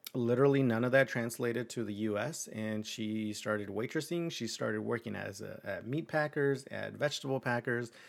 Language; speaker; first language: English; early bilingual, other home language; Spanish